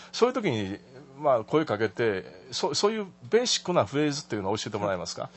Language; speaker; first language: Japanese; native; Japanese